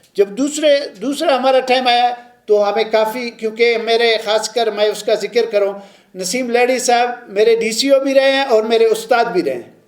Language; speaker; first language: Urdu; non-native, local second language; Baluchi